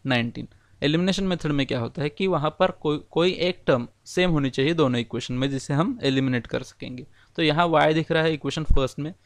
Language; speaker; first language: Hindi; non-native, local second language; Marathi